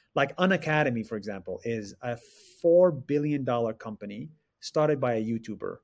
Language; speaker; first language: English; non-native, fluent; Arabic